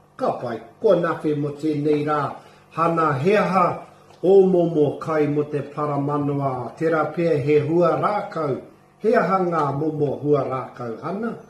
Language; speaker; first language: Māori; non-native, local second language; English